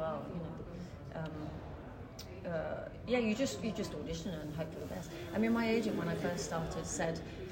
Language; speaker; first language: English; native; English